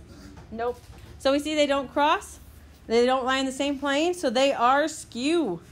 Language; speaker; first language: English; native; English